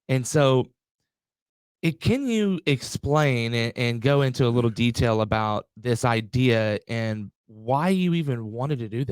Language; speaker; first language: English; native; English